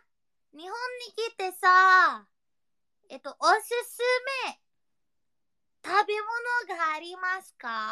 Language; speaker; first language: Japanese; non-native, learner; Indonesian